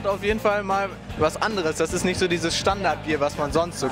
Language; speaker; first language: German; native; German